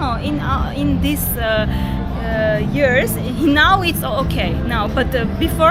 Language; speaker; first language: English; non-native, learner; Armenian